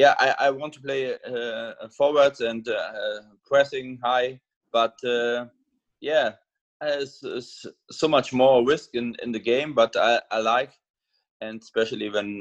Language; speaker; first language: English; non-native, learner; German